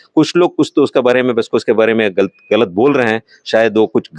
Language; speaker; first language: Hindi; non-native, local second language; Malayalam